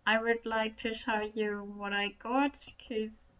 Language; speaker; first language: English; non-native, fluent; German